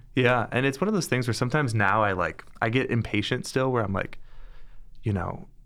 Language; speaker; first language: English; native; English